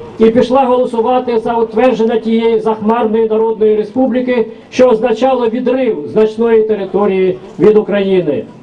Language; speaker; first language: Ukrainian; native; Ukrainian